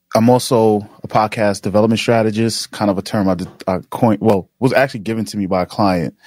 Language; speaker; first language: English; native; English